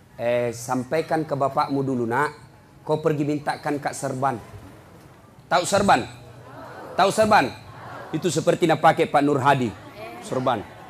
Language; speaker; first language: Indonesian; non-native, local second language; Buginese